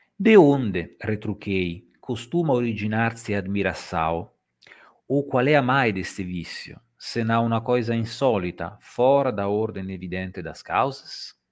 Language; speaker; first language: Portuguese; non-native, fluent; Italian